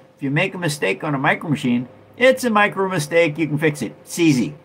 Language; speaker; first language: English; native; English